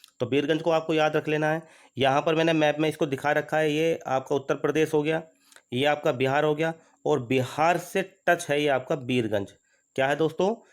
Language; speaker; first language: Hindi; native; Hindi